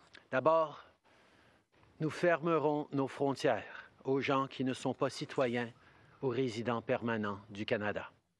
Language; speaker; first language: French; native; French